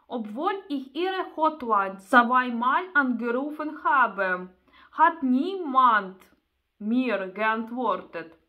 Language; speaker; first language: German; non-native, learner; Russian